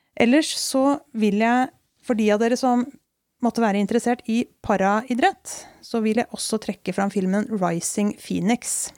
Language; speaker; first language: Norwegian; native; Norwegian